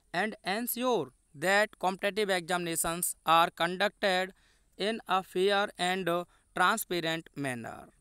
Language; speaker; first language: Hindi; native; Hindi